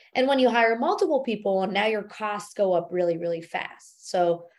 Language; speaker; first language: English; non-native, fluent; German